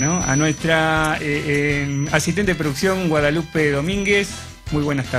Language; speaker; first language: Spanish; native; Spanish